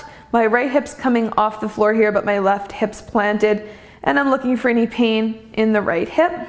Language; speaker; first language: English; native; English